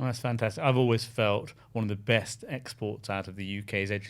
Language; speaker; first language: English; native; English